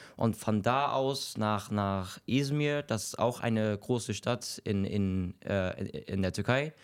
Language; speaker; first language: German; early bilingual, other home language; Arabic